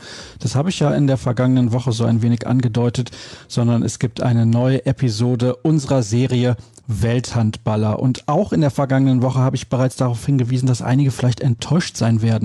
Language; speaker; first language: German; native; German